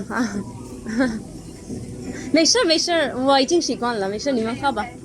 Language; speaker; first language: Chinese; non-native, fluent; Urdu